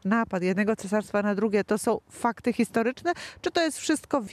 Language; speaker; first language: Polish; native; Polish